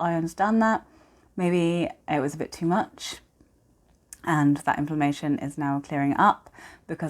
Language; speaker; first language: English; native; English